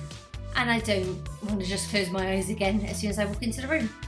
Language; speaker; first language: English; native; English